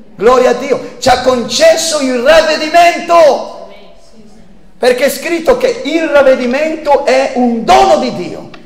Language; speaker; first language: Italian; non-native, fluent; Spanish